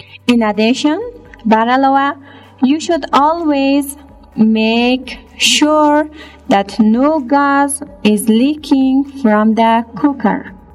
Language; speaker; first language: English; non-native, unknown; Persian